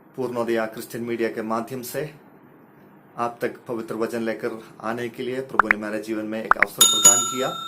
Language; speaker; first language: Hindi; non-native, local second language; Malayalam